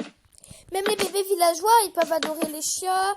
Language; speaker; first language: French; native; French